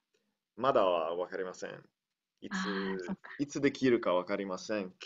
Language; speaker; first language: Japanese; non-native, learner; Italian